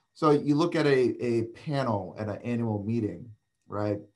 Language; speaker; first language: English; native; English